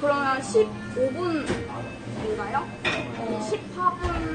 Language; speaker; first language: Korean; native; Korean